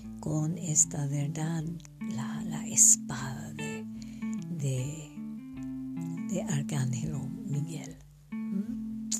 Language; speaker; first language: Spanish; non-native, fluent; French